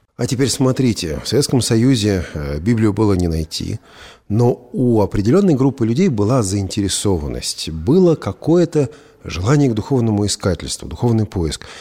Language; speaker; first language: Russian; native; Russian